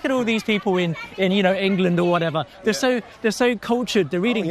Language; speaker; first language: English; native; English